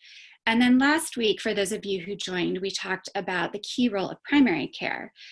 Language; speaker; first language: English; native; English